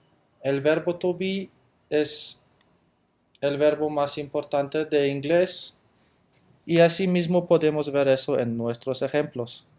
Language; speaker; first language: Spanish; non-native, fluent; German